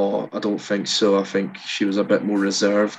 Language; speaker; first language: English; native; English